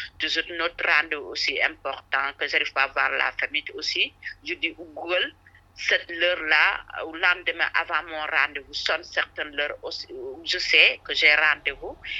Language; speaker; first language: French; non-native, local second language; Wolof